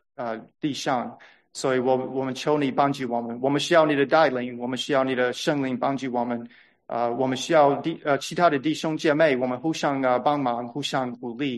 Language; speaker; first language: Chinese; non-native, fluent; English